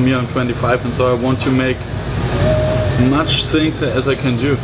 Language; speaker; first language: English; non-native, learner; German